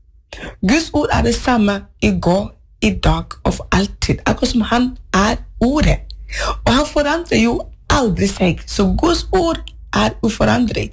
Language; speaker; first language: Norwegian; non-native, fluent; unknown